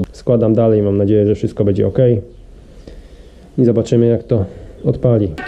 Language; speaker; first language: Polish; native; Polish